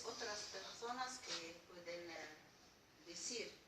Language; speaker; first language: Spanish; non-native, learner; Arabic